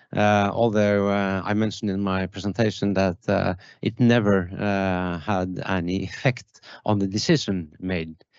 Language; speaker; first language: English; non-native, fluent; Norwegian